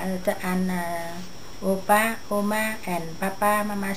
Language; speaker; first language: Dutch; non-native, learner; Vietnamese